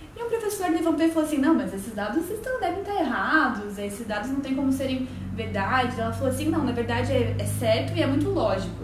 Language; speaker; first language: Portuguese; native; Portuguese